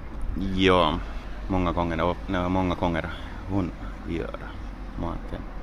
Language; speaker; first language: Swedish; non-native, learner; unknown